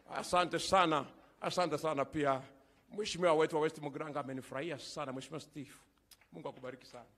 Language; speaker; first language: Swahili; native; Swahili